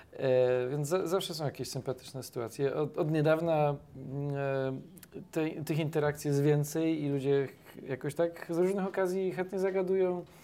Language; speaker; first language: Polish; native; Polish